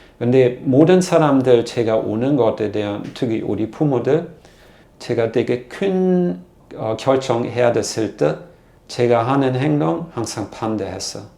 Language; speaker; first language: Korean; non-native, learner; German